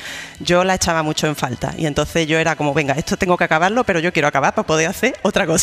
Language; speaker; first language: Spanish; native; Spanish